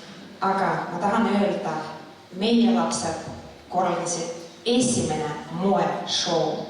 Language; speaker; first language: Estonian; non-native, local second language; Russian